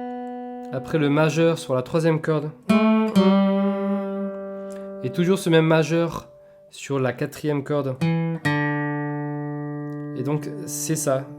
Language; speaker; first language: French; native; French